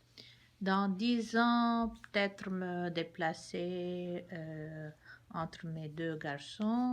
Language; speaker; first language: French; non-native, local second language; Arabic